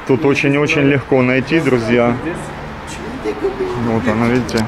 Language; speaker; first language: Russian; native; Russian